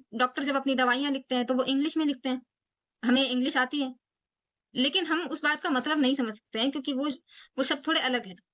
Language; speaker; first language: Hindi; native; Hindi